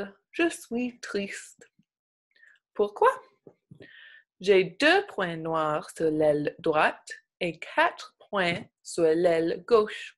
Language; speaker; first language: French; non-native, local second language; English